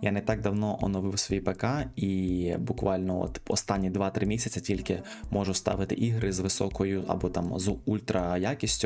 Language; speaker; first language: Ukrainian; native; Ukrainian